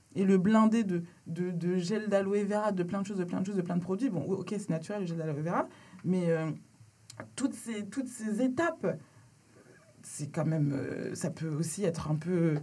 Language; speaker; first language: French; early bilingual, other home language; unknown